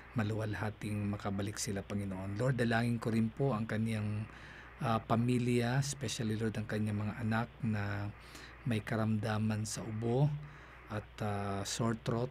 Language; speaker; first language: Filipino; non-native, local second language; Cebuano